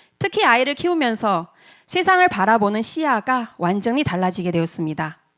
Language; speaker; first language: Korean; non-native, fluent; Chinese